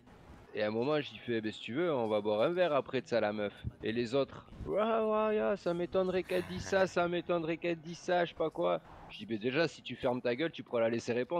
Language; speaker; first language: French; native; French